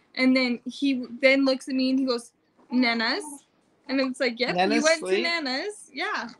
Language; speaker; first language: English; native; English